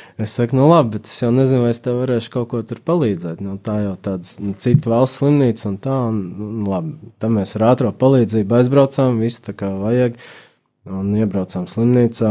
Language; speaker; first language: Latvian; native; Latvian